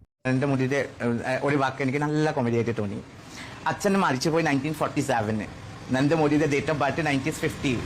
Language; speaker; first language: Malayalam; non-native, local second language; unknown